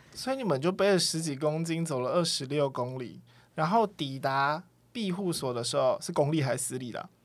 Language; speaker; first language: Chinese; native; Chinese